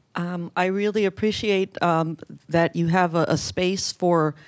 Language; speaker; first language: English; early bilingual, other home language; Spanish